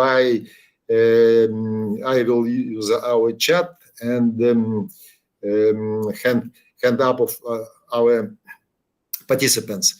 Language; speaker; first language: English; non-native, learner; Ukrainian